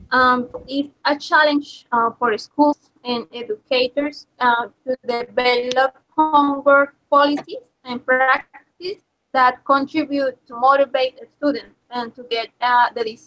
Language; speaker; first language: English; non-native, learner; Spanish